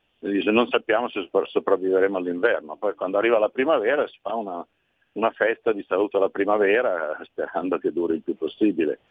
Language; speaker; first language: Italian; native; Italian